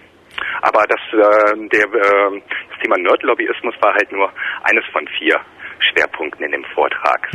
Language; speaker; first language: German; native; German